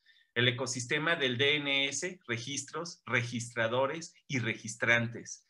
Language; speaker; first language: Spanish; native; Spanish